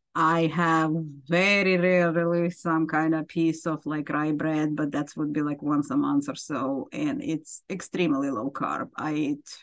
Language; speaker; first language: English; non-native, fluent; Ukrainian